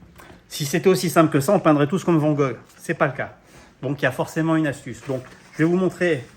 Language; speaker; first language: French; native; French